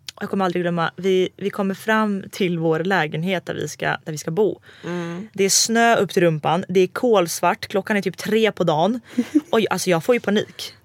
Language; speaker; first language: Swedish; early bilingual, other home language; Serbian